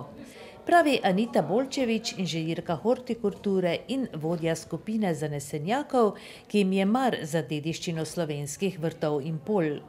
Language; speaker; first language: Slovenian; native; Slovenian